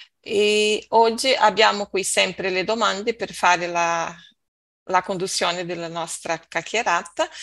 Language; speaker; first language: Italian; non-native, learner; Portuguese